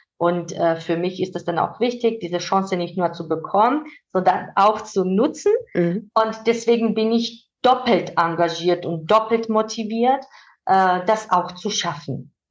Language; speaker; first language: German; non-native, fluent; Georgian